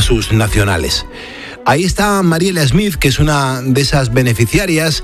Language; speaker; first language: Spanish; native; Spanish